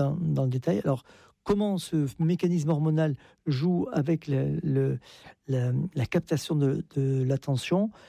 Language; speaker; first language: French; native; French